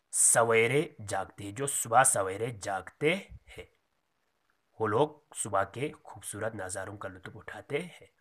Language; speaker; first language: Urdu; non-native, local second language; Kashmiri